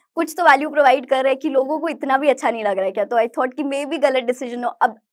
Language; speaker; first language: Hindi; native; Hindi